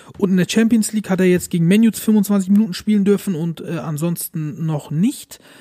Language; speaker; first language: German; early bilingual, other home language; Turkish